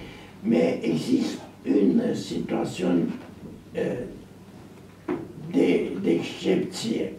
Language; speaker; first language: French; non-native, learner; Romanian